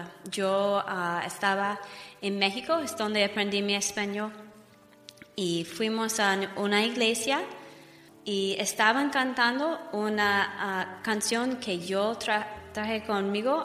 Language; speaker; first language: Spanish; non-native, fluent; English